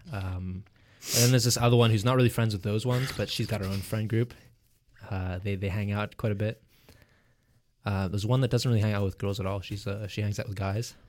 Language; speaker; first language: English; native; English